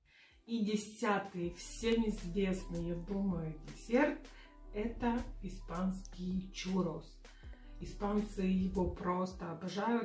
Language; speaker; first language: Russian; native; Russian